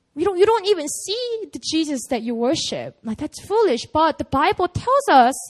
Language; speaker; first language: English; non-native, fluent; Korean